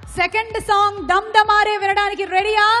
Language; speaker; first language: Telugu; native; Telugu